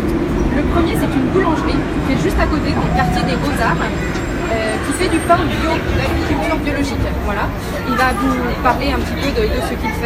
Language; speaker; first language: French; native; French